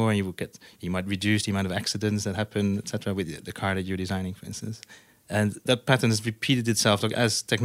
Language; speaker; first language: English; non-native, fluent; Dutch